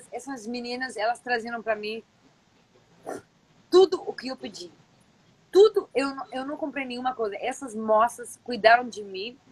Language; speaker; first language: Portuguese; non-native, fluent; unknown